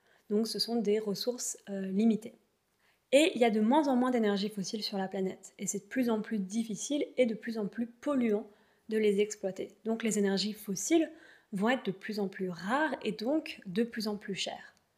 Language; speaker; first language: French; native; French